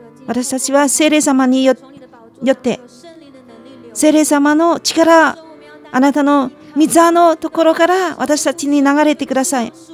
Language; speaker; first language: Japanese; non-native, fluent; Chinese